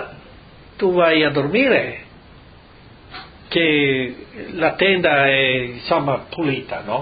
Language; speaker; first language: Italian; native; Italian